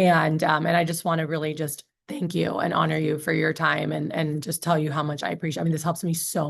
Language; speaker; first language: English; native; English